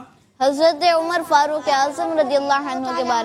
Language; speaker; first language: Urdu; native; Urdu